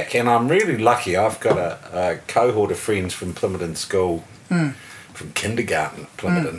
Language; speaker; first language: English; native; English